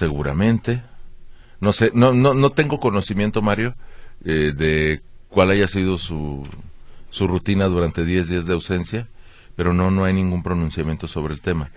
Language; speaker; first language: Spanish; native; Spanish